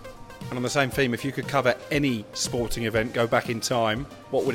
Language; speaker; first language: English; native; English